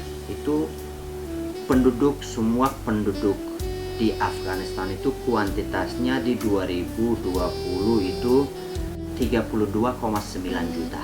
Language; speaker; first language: Indonesian; non-native, fluent; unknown